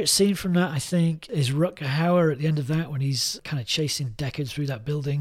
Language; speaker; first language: English; native; English